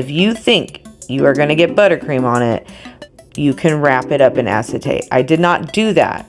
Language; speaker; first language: English; native; English